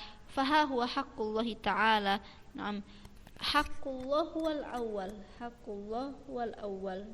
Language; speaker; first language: Arabic; non-native, fluent; Indonesian